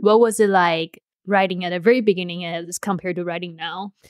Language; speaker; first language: English; non-native, fluent; Chinese